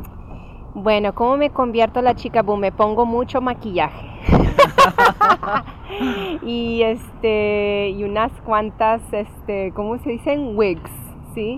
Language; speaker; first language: Spanish; early bilingual, heritage; English